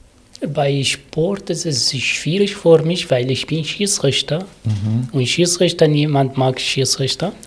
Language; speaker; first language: German; non-native, learner; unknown